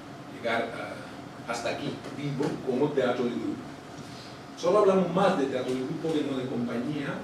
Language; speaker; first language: Spanish; non-native, fluent; Italian